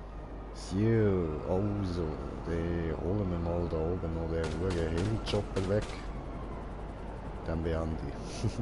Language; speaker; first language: German; native; German